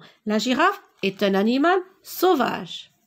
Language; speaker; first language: French; non-native, local second language; Arabic